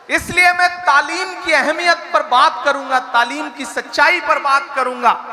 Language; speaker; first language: Hindi; non-native, local second language; Awadhi